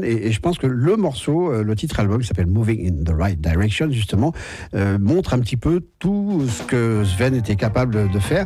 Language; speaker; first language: French; native; French